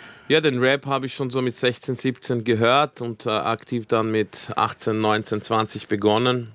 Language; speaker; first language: German; early bilingual, other home language; Croatian